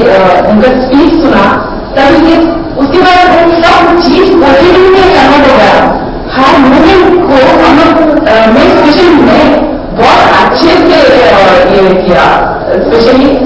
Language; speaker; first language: Hindi; non-native, local second language; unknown